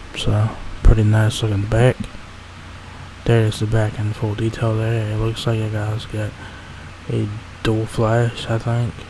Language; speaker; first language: English; native; English